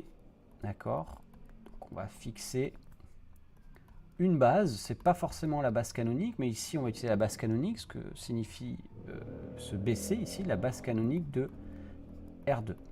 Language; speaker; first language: French; native; French